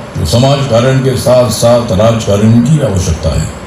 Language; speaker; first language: Hindi; non-native, local second language; Marathi